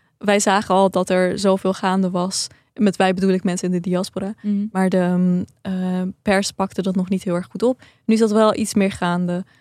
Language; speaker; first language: Dutch; early bilingual, other home language; Persian